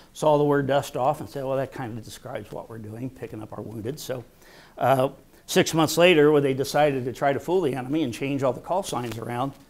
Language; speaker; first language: English; native; English